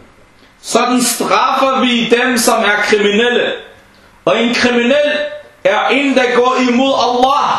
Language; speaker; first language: Danish; non-native, fluent; Arabic